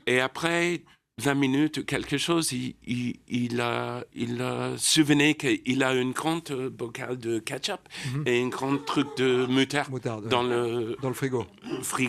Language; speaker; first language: French; non-native, learner; English